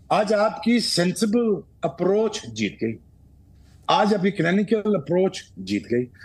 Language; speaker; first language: Urdu; non-native, local second language; Punjabi